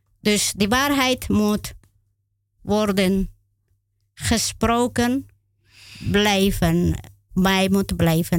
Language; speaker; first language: Dutch; non-native, learner; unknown